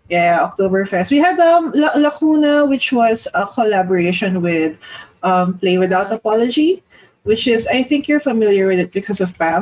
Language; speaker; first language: English; non-native, local second language; Filipino